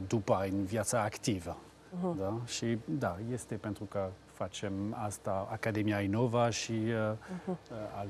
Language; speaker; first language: Romanian; non-native, learner; French